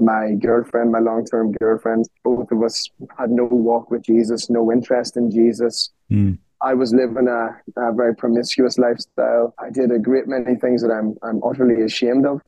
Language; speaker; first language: English; native; English